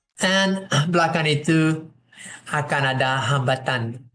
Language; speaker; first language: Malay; non-native, fluent; English